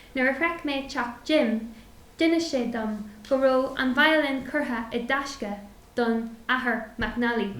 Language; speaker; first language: Irish; non-native, local second language; English